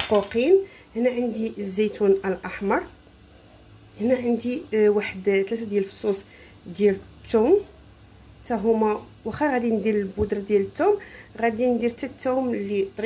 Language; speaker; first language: Arabic; native; Arabic